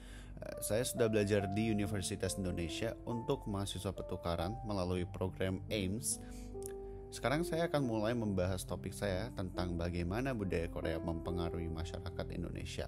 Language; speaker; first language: Indonesian; non-native, learner; Korean